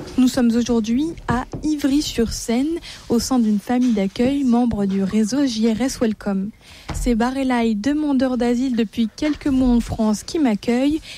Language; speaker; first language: French; native; French